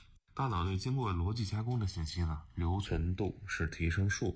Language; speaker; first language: Chinese; native; Chinese